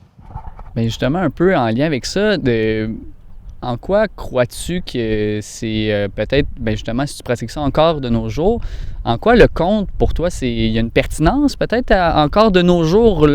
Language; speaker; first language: French; native; French